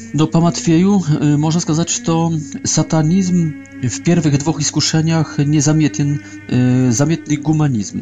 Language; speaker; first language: Polish; non-native, learner; Russian